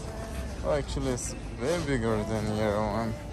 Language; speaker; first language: English; non-native, local second language; Bangla